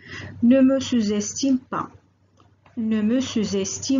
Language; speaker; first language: French; non-native, local second language; Arabic